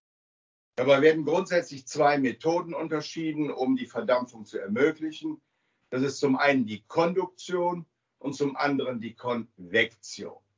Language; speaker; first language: German; native; German